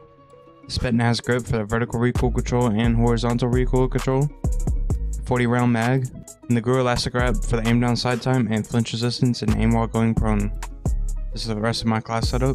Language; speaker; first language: English; native; English